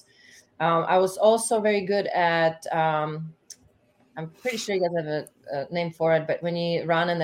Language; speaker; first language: English; non-native, fluent; Czech